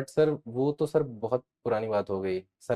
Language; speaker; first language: Hindi; native; Hindi